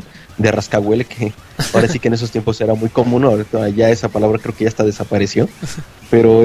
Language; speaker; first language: Spanish; native; Spanish